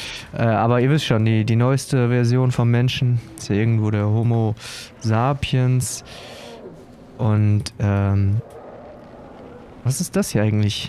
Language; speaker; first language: German; native; German